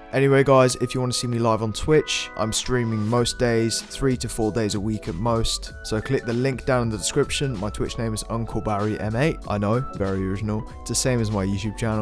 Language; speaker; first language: English; native; English